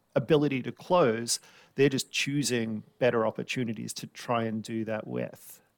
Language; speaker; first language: English; native; English